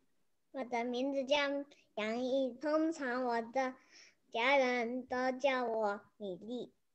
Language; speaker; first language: Chinese; early bilingual, heritage; English